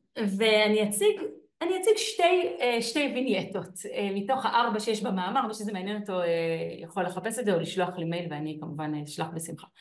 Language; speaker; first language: Hebrew; native; Hebrew